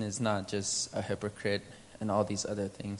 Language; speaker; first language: English; early bilingual, other home language; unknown